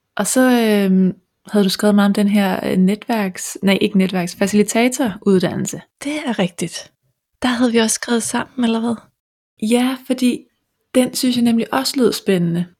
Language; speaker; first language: Danish; native; Danish